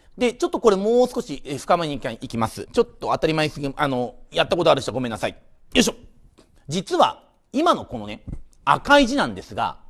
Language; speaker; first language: Japanese; native; Japanese